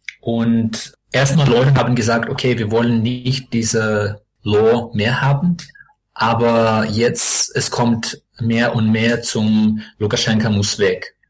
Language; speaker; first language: German; non-native, learner; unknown